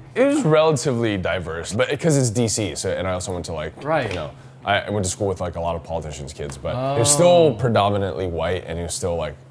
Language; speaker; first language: English; native; English